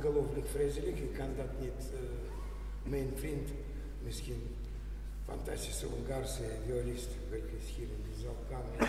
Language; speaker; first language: Dutch; non-native, learner; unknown